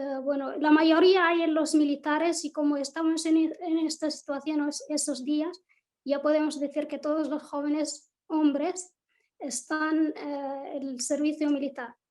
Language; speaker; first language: Spanish; non-native, local second language; Arabic